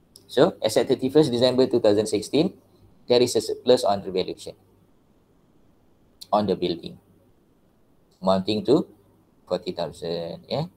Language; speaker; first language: English; non-native, local second language; Malay